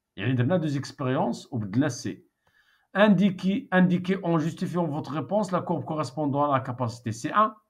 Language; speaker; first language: French; non-native, local second language; Arabic